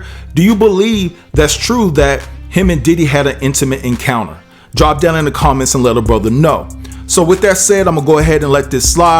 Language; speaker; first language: English; native; English